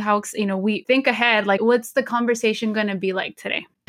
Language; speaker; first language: English; early bilingual, other home language; Spanish